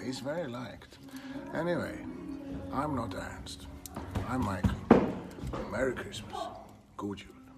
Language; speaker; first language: English; non-native, fluent; Swedish